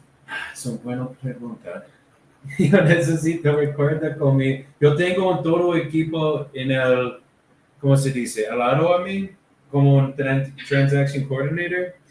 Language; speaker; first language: Spanish; non-native, learner; English